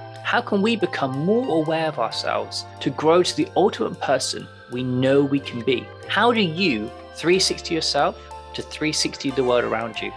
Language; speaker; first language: English; native; English